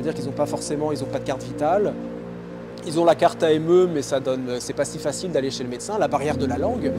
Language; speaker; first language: French; native; French